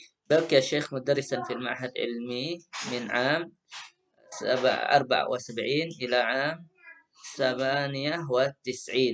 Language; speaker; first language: Arabic; non-native, fluent; Indonesian